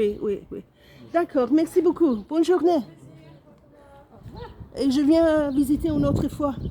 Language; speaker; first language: French; non-native, learner; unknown